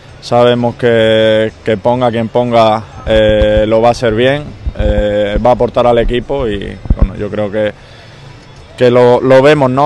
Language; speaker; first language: Spanish; native; Spanish